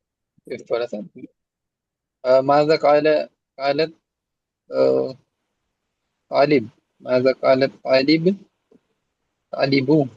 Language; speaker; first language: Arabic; non-native, learner; Urdu